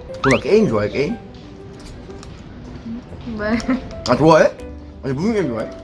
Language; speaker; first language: Korean; native; Korean